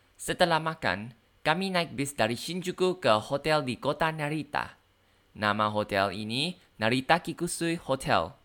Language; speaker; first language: Indonesian; non-native, learner; Thai